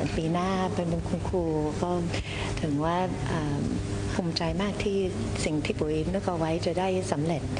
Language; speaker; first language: Thai; early bilingual, heritage; Thai